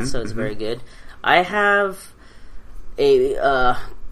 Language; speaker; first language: English; early bilingual, other home language; Cantonese